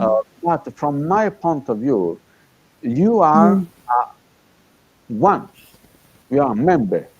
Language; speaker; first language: English; non-native, fluent; Italian